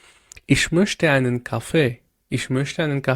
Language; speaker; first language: German; non-native, learner; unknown